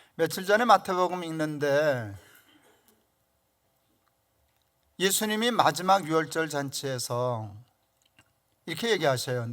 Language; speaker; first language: Korean; native; Korean